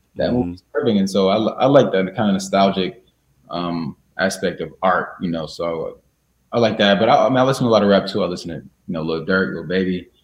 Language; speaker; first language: English; native; English